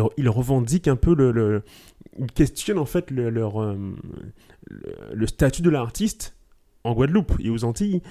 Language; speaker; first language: French; native; French